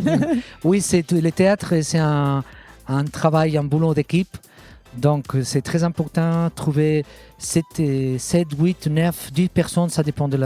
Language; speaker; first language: French; non-native, fluent; Catalan